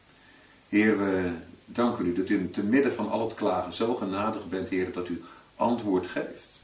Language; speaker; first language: Dutch; native; Dutch